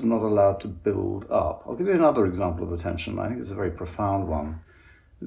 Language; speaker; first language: English; native; English